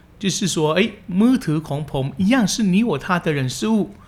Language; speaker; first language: Chinese; early bilingual, heritage; Chinese